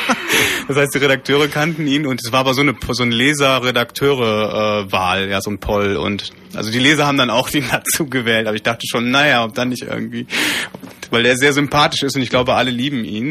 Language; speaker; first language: German; native; German